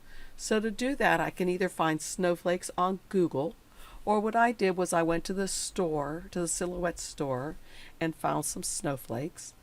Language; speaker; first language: English; native; English